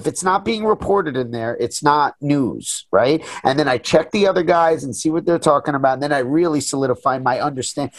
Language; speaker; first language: English; native; English